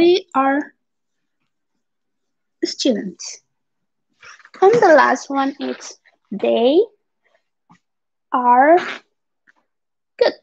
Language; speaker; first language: English; non-native, fluent; Spanish